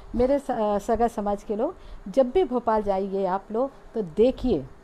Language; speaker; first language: Hindi; native; Hindi